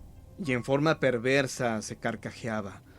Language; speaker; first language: Spanish; native; Spanish